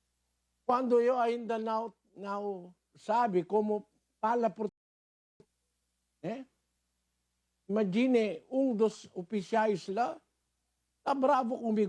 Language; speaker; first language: Portuguese; non-native, learner; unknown